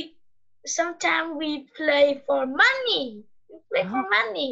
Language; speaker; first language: English; non-native, learner; Vietnamese